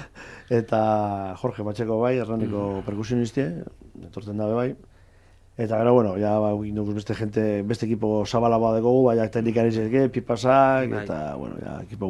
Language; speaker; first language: Basque; native; Basque